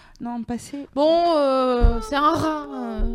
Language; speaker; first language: French; native; French